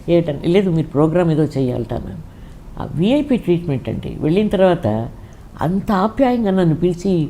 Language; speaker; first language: Telugu; native; Telugu